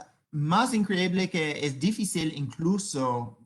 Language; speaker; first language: Spanish; non-native, fluent; English